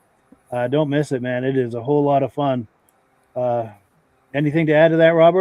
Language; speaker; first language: English; native; English